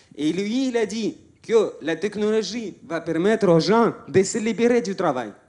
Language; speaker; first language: French; non-native, fluent; Russian